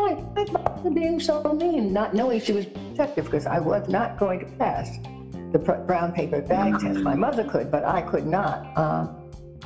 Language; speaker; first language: English; native; English